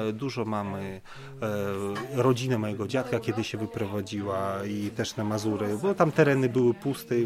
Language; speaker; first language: Polish; early bilingual, other home language; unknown